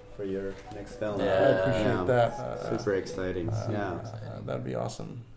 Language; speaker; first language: English; non-native, fluent; Japanese